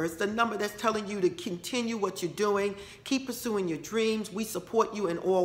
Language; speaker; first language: English; native; English